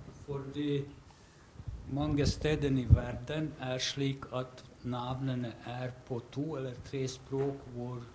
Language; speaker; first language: Norwegian; non-native, fluent; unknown